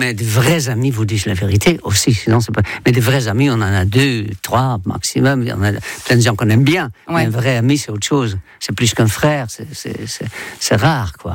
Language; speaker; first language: French; non-native, fluent; Dutch